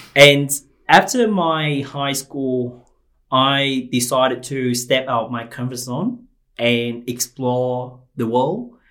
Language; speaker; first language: English; non-native, fluent; Vietnamese